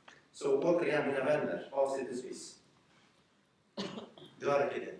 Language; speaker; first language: Swedish; early bilingual, other home language; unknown